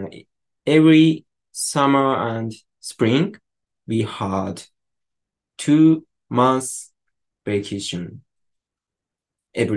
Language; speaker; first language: English; non-native, learner; Japanese